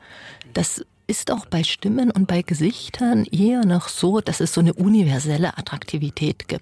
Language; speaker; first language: German; native; German